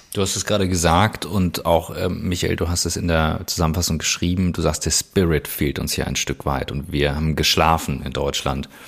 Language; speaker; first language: German; native; German